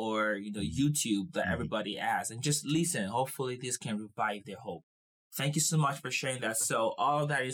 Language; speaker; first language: English; non-native, local second language; Yoruba